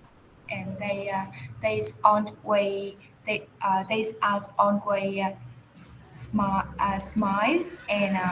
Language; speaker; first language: English; non-native, learner; Vietnamese